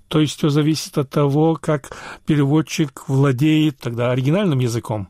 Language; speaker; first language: Russian; non-native, local second language; Chechen